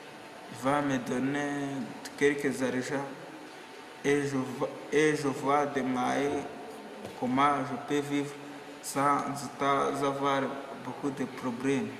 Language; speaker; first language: French; non-native, local second language; Kinyarwanda